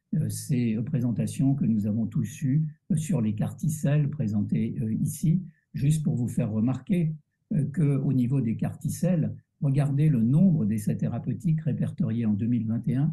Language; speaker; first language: French; native; French